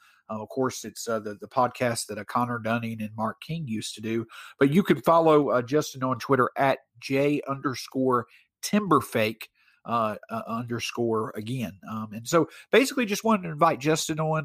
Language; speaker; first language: English; native; English